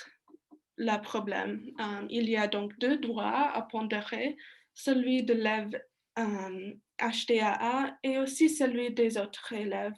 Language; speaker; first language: French; non-native, learner; English